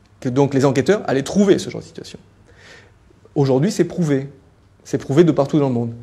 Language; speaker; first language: French; native; French